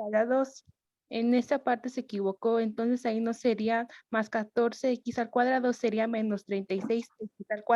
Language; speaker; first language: Spanish; native; Spanish